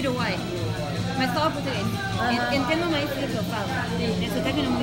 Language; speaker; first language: Portuguese; non-native, learner; Spanish